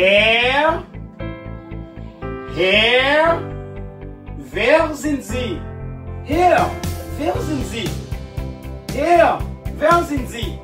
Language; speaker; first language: German; non-native, learner; French